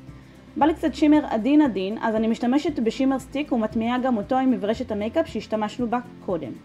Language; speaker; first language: Hebrew; native; Hebrew